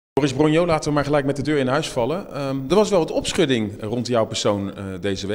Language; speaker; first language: Dutch; native; Dutch